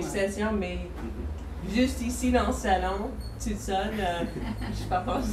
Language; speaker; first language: French; non-native, fluent; English